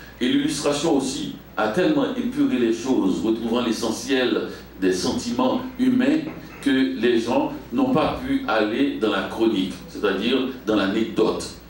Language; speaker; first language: French; non-native, local second language; Haitian Creole